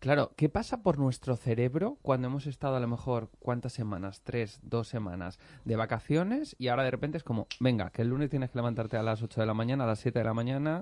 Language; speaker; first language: Spanish; native; Spanish